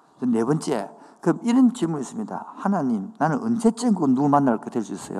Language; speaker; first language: Korean; native; Korean